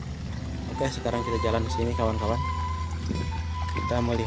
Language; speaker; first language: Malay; non-native, local second language; Sundanese